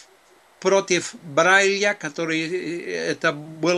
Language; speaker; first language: Russian; non-native, fluent; Spanish